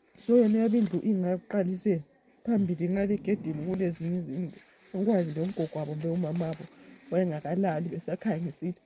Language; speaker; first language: Zulu; native; Zulu